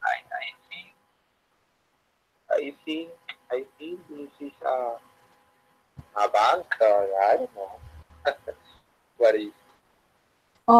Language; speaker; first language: English; non-native, learner; Spanish